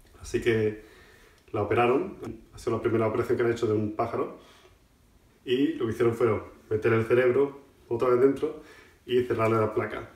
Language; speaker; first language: Spanish; native; Spanish